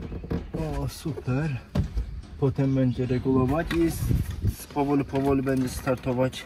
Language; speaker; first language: Polish; non-native, learner; Turkish